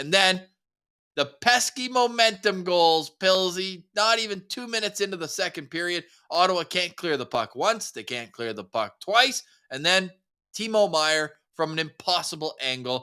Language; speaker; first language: English; native; English